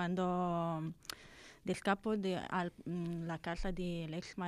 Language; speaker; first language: Spanish; non-native, learner; Arabic